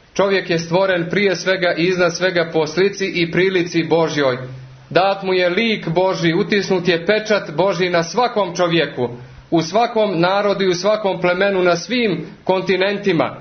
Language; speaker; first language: Croatian; native; Croatian